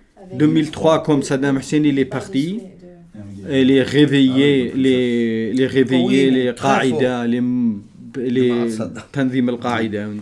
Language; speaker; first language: French; non-native, learner; Kurdish